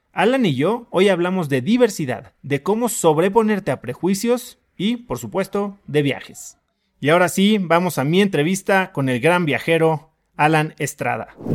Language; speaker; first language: Spanish; native; Spanish